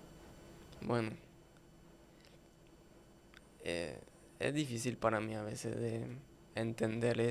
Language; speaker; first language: Spanish; non-native, learner; French